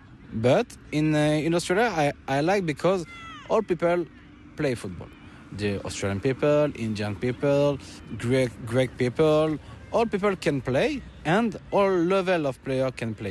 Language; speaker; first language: English; non-native, learner; French